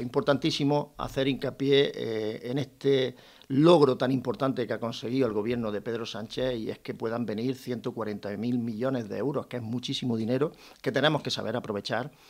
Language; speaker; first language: Spanish; native; Spanish